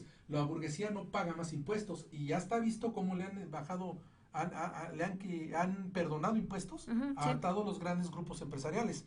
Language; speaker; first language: Spanish; native; Spanish